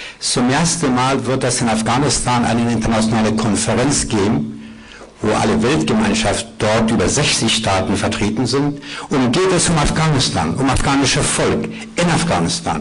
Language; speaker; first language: German; non-native, fluent; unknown